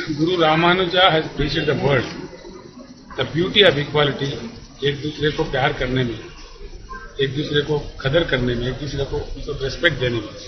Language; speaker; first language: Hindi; non-native, local second language; Telugu